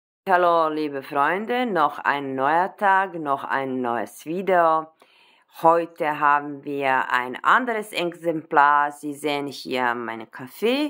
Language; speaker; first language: German; non-native, fluent; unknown